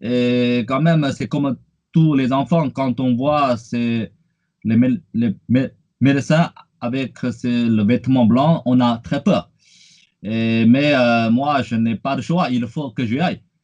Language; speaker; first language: French; non-native, fluent; Chinese